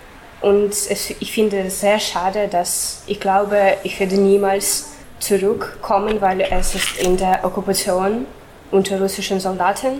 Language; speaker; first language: German; non-native, fluent; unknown